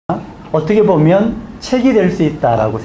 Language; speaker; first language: Korean; native; Korean